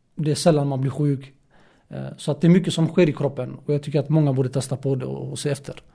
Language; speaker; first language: Swedish; early bilingual, other home language; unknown